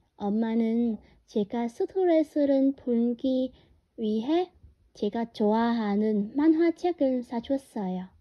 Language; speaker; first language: Korean; non-native, learner; Vietnamese